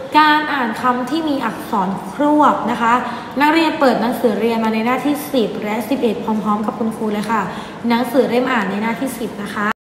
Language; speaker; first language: Thai; native; Thai